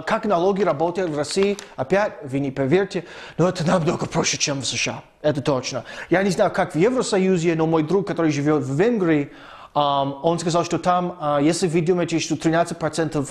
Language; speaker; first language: Russian; non-native, fluent; English